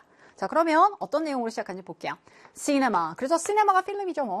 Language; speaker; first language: Korean; native; Korean